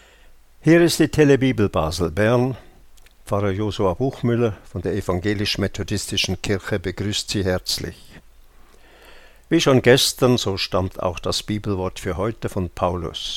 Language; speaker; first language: German; native; German